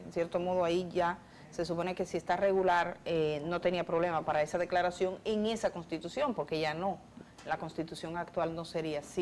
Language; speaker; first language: Spanish; native; Spanish